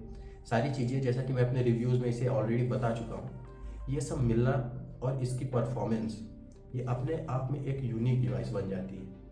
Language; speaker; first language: Hindi; native; Hindi